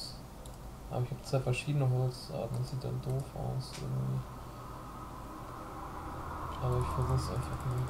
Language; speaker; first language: German; native; German